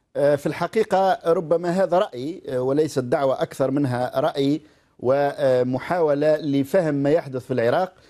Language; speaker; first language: Arabic; native; Arabic